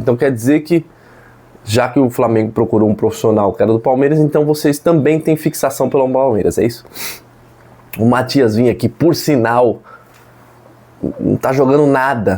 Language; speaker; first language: Portuguese; native; Portuguese